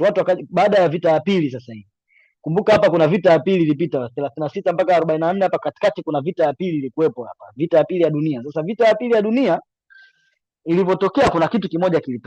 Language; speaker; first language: Swahili; native; Swahili